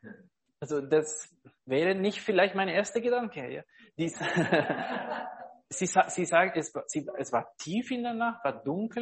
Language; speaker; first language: German; non-native, fluent; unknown